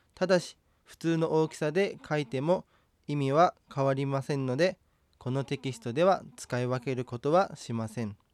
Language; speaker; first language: Japanese; native; Japanese